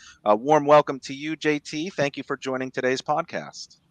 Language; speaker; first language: English; native; English